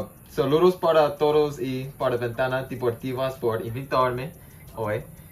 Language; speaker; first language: Spanish; non-native, learner; English